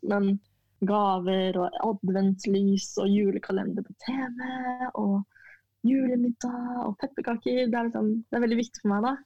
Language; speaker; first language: Norwegian; early bilingual, other home language; Chinese